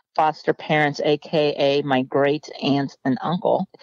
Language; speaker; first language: English; native; English